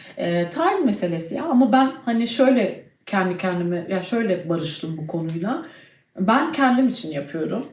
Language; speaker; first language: Turkish; early bilingual, heritage; Turkish